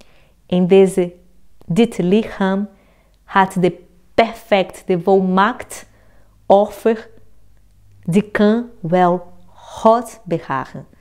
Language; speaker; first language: Dutch; non-native, fluent; Portuguese